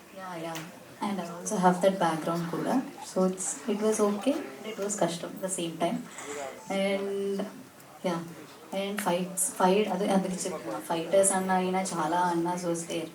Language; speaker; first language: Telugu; non-native, learner; Malayalam